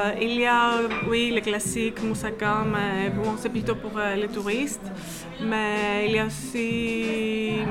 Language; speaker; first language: French; non-native, fluent; Greek